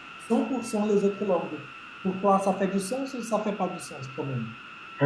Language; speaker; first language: French; non-native, fluent; Portuguese